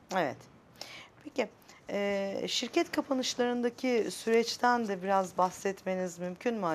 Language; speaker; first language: Turkish; native; Turkish